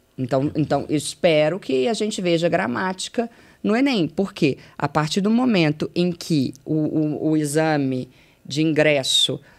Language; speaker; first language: Portuguese; native; Portuguese